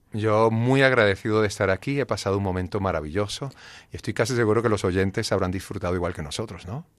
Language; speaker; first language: Spanish; native; Spanish